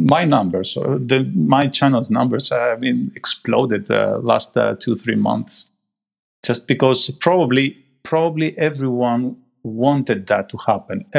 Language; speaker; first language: English; non-native, fluent; Greek